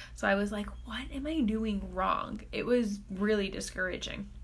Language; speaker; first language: English; native; English